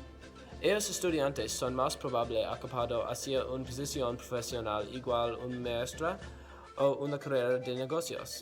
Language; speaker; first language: Spanish; non-native, learner; English